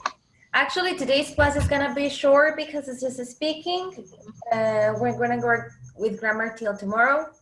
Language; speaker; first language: English; non-native, fluent; Spanish